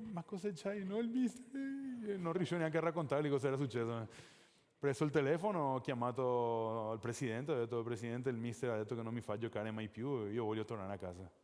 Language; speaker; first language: Italian; non-native, fluent; Spanish